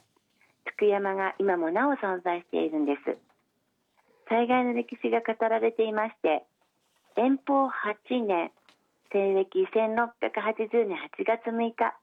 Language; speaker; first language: Japanese; native; Japanese